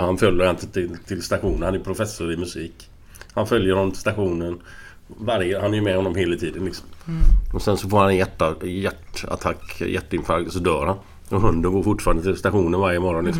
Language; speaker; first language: Swedish; native; Swedish